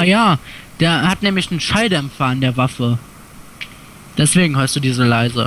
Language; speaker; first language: German; native; German